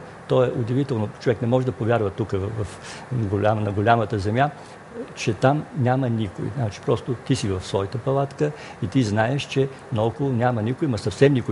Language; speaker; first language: Bulgarian; native; Bulgarian